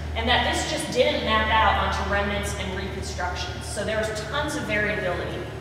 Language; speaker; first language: English; native; English